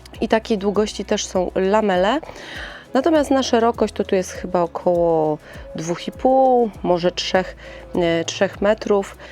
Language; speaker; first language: Polish; native; Polish